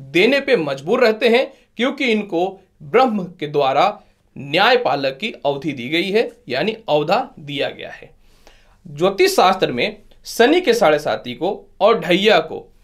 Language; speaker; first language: Hindi; native; Hindi